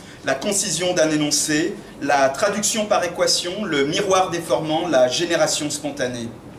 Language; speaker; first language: French; native; French